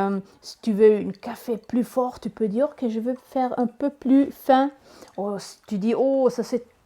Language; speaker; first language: French; non-native, learner; Italian